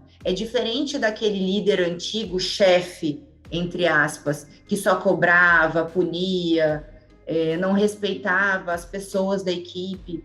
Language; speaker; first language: Portuguese; native; Portuguese